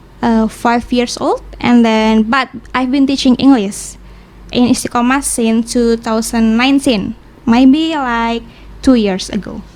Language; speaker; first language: English; non-native, learner; Indonesian